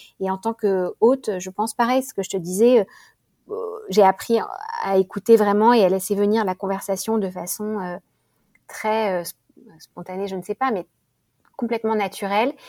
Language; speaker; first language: French; native; French